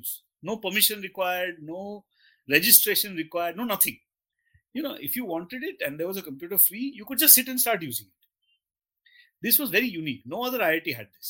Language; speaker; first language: English; non-native, local second language; Bangla